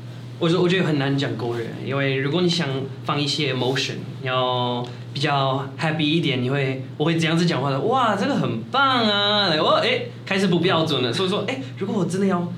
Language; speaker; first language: Chinese; non-native, fluent; French